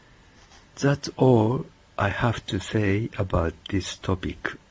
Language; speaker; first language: English; non-native, learner; Japanese